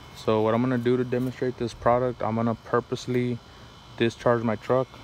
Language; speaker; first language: English; early bilingual, other home language; Spanish